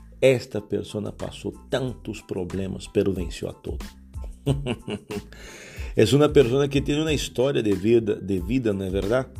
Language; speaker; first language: Portuguese; non-native, learner; Spanish